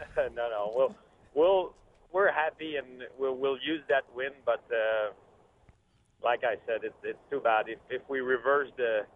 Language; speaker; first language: English; native; English